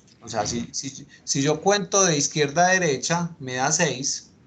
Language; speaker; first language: Spanish; native; Spanish